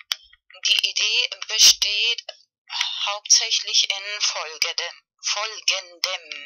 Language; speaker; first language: German; non-native, fluent; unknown